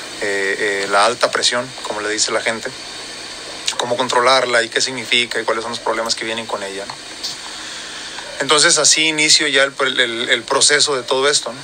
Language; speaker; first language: Spanish; native; Spanish